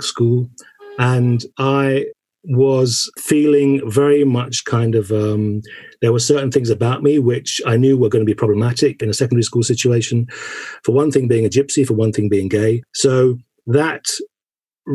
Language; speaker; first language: English; native; English